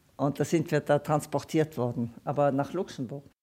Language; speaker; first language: German; non-native, fluent; Italian